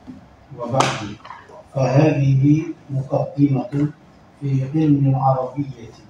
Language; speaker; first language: Arabic; non-native, fluent; Indonesian